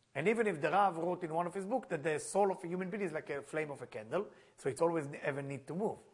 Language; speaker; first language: English; non-native, fluent; Hebrew